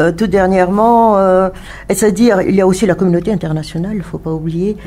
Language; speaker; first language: French; non-native, local second language; Malagasy